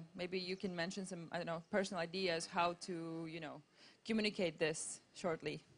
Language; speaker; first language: English; non-native, fluent; Latvian